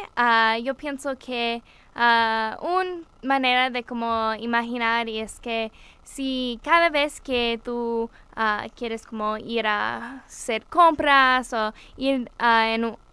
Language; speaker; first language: Spanish; non-native, learner; English